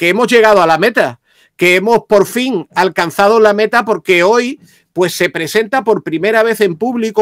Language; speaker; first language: Spanish; native; Spanish